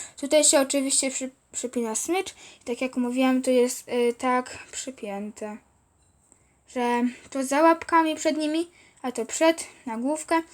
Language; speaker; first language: Polish; native; Polish